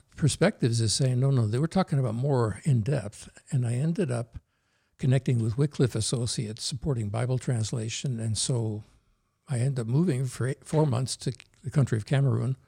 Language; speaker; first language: English; early bilingual, other home language; Norwegian